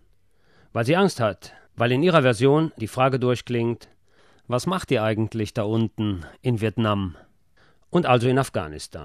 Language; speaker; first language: German; native; German